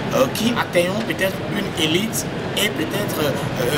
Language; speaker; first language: French; non-native, local second language; Fon